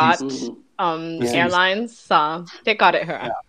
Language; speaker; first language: Danish; non-native, fluent; English